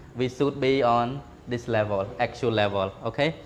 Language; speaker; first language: English; non-native, fluent; Khmer